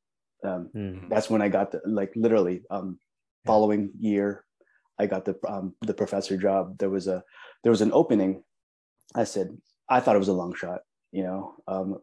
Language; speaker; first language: English; early bilingual, other home language; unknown